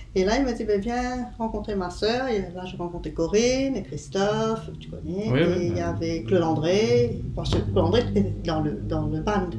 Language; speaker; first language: French; non-native, fluent; English